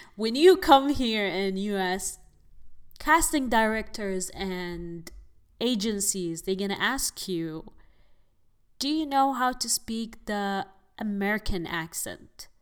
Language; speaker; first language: English; non-native, fluent; Arabic